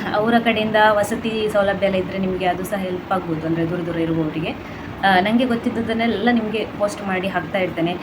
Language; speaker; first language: Kannada; non-native, local second language; Tulu